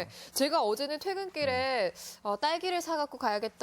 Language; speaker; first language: Korean; native; Korean